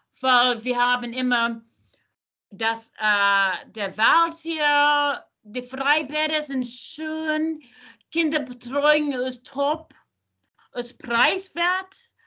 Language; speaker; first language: German; non-native, learner; English